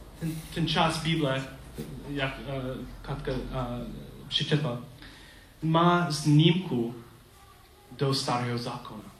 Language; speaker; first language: Czech; non-native, learner; English